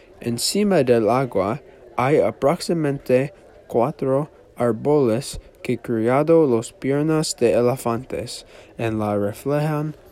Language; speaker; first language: Spanish; non-native, learner; English